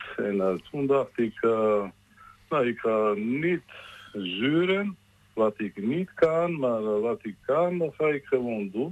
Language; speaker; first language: Dutch; non-native, learner; Georgian